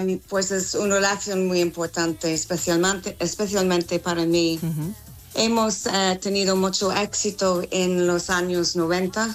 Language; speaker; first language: Spanish; non-native, fluent; English